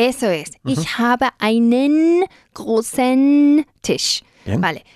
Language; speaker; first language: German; non-native, fluent; Spanish